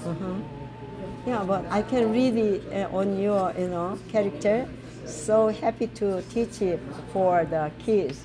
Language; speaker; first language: English; non-native, learner; Korean